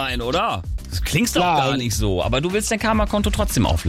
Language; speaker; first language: German; native; German